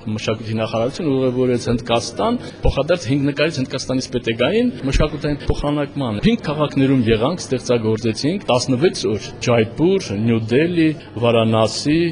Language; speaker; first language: Armenian; native; Armenian